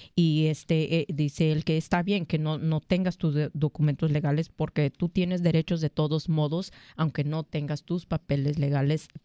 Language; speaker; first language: Spanish; early bilingual, heritage; Spanish